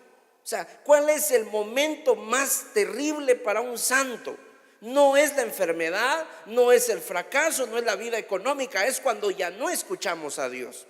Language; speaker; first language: Spanish; native; Spanish